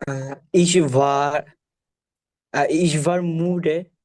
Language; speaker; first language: German; non-native, learner; Bangla